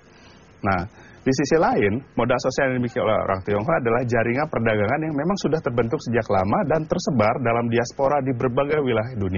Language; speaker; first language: Indonesian; native; Indonesian